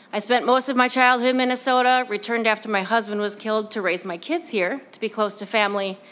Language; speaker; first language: English; native; English